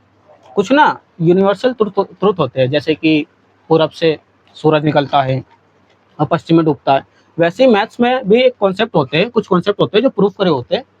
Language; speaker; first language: Hindi; native; Hindi